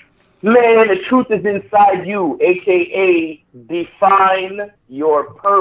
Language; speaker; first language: English; native; English